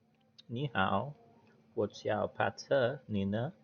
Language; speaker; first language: Chinese; non-native, learner; English